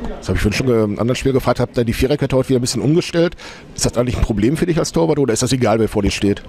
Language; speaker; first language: German; native; German